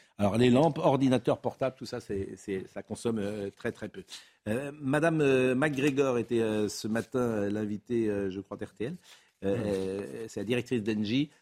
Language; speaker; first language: French; native; French